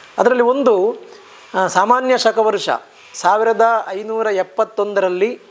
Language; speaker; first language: Kannada; native; Kannada